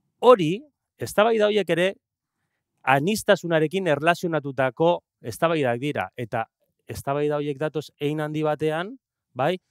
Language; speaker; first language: Basque; non-native, local second language; Spanish